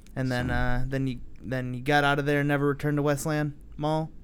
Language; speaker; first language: English; native; English